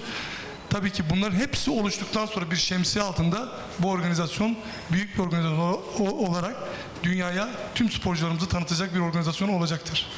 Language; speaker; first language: Turkish; native; Turkish